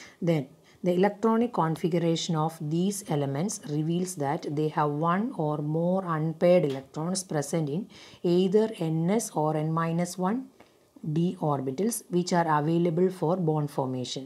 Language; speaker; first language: English; non-native, local second language; Malayalam